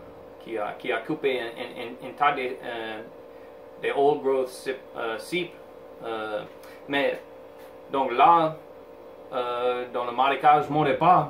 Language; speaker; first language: French; non-native, local second language; English